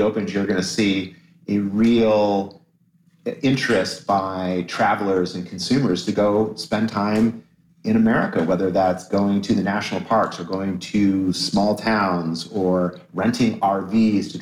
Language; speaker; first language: English; native; English